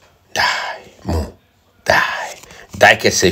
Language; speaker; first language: Italian; native; Italian